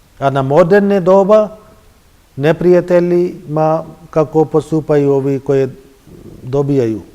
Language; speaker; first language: Bosnian; non-native, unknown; Urdu